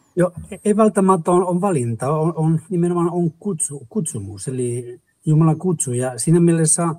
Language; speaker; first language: Finnish; non-native, fluent; Spanish